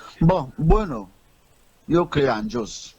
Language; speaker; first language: Spanish; non-native, learner; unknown